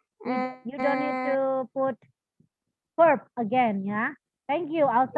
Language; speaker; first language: English; non-native, fluent; Indonesian